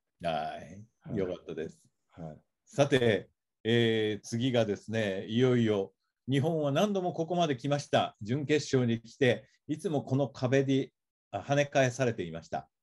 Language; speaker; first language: Japanese; native; Japanese